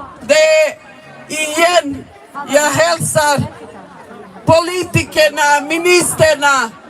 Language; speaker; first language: Swedish; non-native, learner; Somali